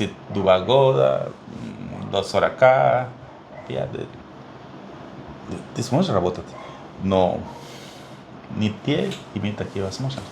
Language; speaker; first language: Russian; non-native, fluent; Spanish